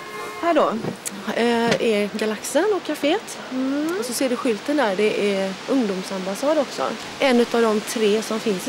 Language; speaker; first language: Swedish; native; Swedish